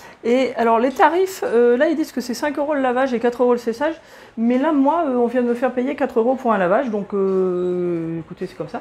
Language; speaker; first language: French; native; French